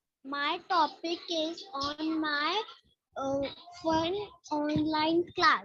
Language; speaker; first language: English; non-native, learner; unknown